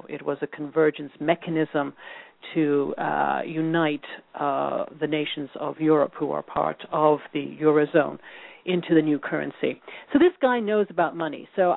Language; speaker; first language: English; native; English